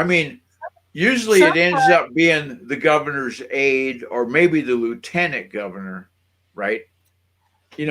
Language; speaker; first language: English; native; English